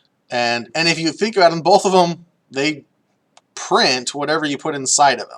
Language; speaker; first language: English; native; English